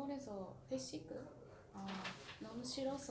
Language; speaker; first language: Korean; non-native, learner; Japanese